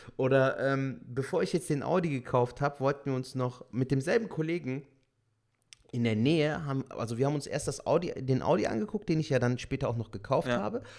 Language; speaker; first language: German; early bilingual, other home language; Turkish